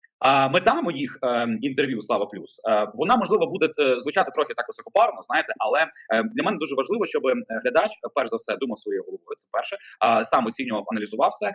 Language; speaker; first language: Ukrainian; non-native, local second language; Russian